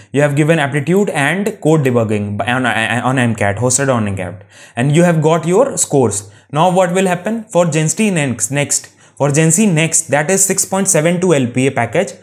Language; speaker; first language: English; non-native, local second language; Hindi